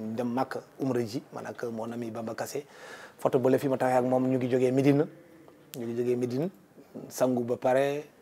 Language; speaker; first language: Wolof; non-native, local second language; Fula